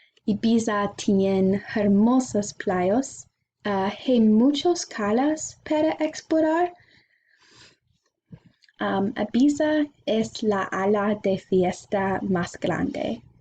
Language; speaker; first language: Spanish; non-native, learner; English